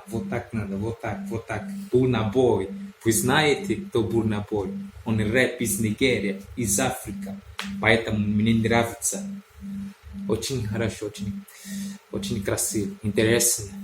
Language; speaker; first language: Russian; non-native, learner; Portuguese